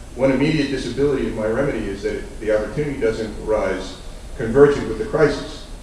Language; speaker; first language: English; native; English